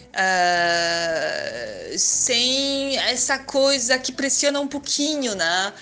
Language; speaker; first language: Portuguese; non-native, fluent; French